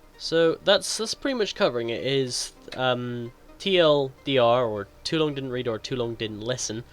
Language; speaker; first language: English; native; English